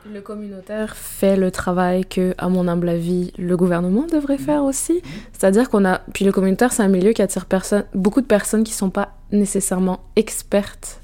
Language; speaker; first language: French; native; French